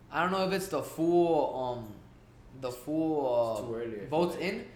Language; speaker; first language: English; early bilingual, heritage; Spanish